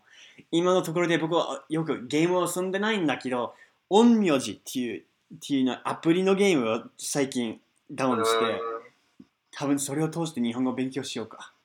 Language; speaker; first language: Japanese; non-native, fluent; English